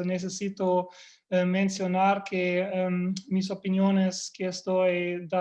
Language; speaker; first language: Spanish; non-native, fluent; German